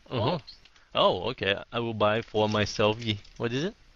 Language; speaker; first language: English; early bilingual, heritage; Vietnamese